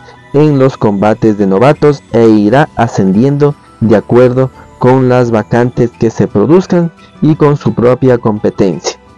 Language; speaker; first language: Spanish; native; Spanish